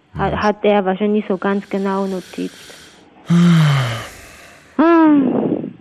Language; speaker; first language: German; non-native, learner; Chinese